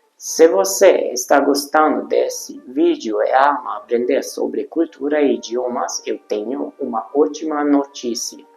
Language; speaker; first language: Portuguese; non-native, fluent; Hungarian